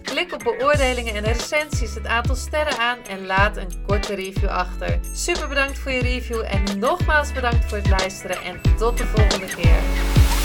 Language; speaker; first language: Dutch; native; Dutch